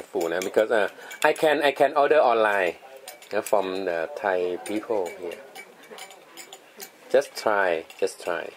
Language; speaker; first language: English; non-native, learner; Thai